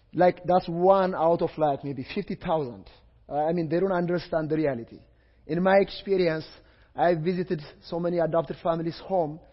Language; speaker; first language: English; non-native, fluent; Amharic